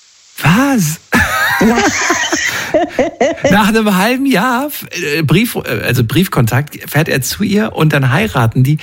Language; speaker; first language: German; native; German